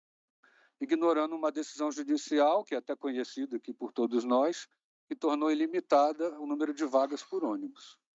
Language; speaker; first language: Portuguese; native; Portuguese